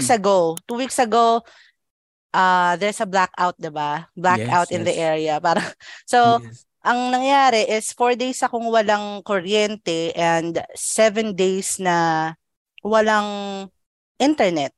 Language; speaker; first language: English; non-native, local second language; Filipino